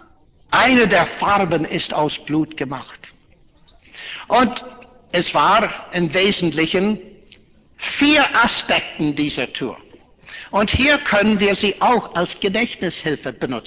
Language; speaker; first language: German; non-native, fluent; English